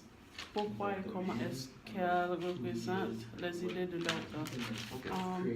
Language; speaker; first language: French; non-native, learner; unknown